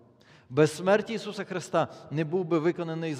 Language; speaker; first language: Polish; non-native, learner; Ukrainian